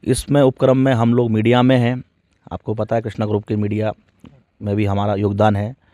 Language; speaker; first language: Hindi; native; Hindi